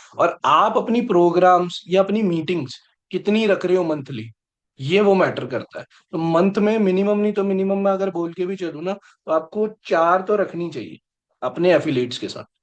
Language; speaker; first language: Hindi; native; Hindi